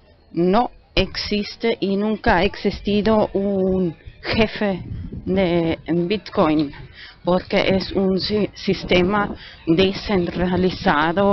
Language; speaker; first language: Spanish; non-native, learner; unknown